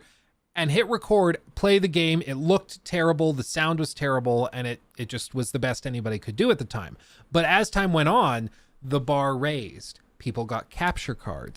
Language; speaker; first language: English; native; English